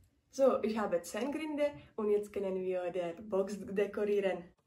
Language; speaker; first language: German; non-native, learner; Czech